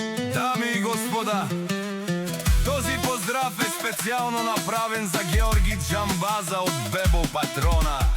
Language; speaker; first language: Bulgarian; non-native, local second language; Romany